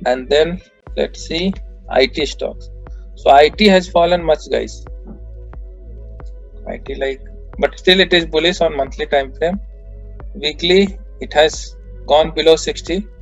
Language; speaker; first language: English; non-native, local second language; Hindi